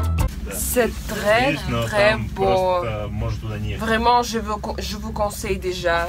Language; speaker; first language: French; non-native, fluent; Russian